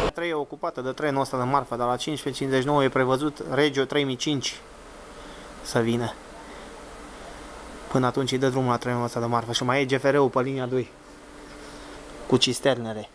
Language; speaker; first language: Romanian; native; Romanian